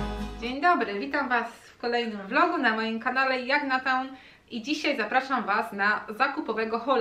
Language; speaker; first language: Polish; native; Polish